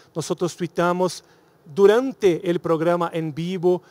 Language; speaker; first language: Spanish; non-native, learner; Portuguese